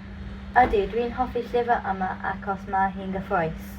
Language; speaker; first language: Welsh; non-native, learner; English